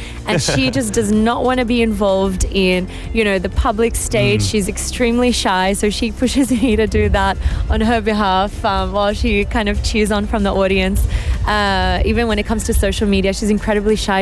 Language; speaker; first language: English; native; English